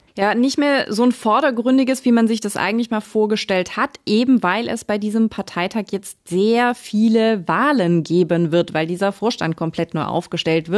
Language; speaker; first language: German; native; German